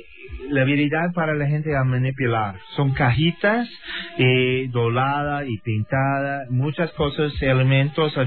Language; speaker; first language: Spanish; non-native, learner; English